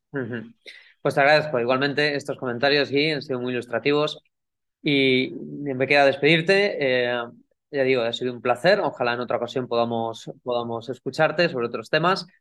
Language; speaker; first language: Spanish; native; Spanish